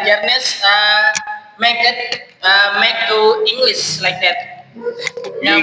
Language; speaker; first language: English; non-native, learner; Indonesian